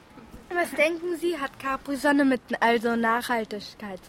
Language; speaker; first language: German; native; German